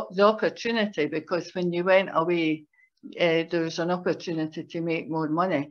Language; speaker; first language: English; native; English